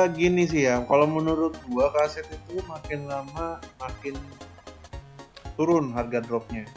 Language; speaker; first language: Indonesian; native; Indonesian